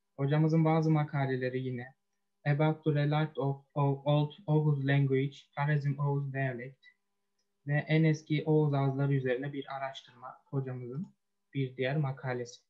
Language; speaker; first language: Turkish; native; Turkish